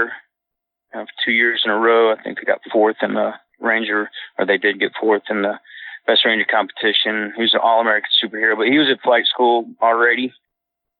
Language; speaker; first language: English; native; English